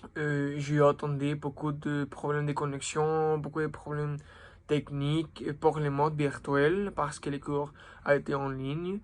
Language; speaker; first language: French; non-native, learner; Spanish